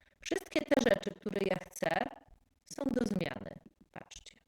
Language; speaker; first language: Polish; native; Polish